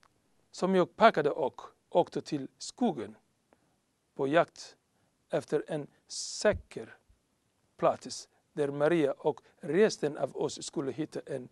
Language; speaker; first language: Swedish; non-native, learner; Somali